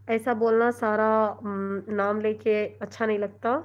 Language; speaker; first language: Hindi; non-native, local second language; Urdu